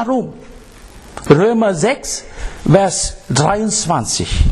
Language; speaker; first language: German; non-native, fluent; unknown